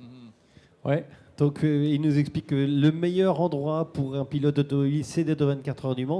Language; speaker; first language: French; native; French